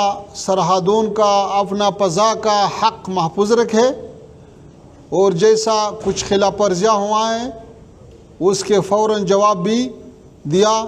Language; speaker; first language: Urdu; non-native, fluent; Pashto